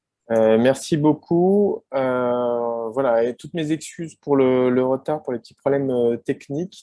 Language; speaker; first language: French; native; French